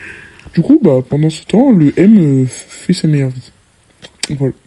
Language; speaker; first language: French; native; French